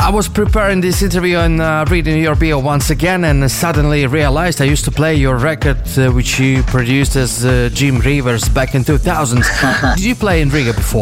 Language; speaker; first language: English; non-native, fluent; Russian